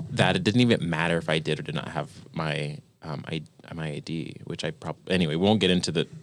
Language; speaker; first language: English; native; English